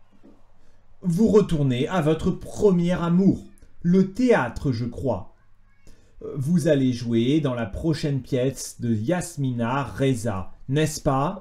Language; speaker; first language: French; native; French